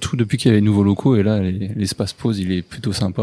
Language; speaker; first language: French; native; French